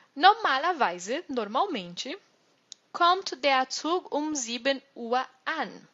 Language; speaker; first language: German; non-native, fluent; Portuguese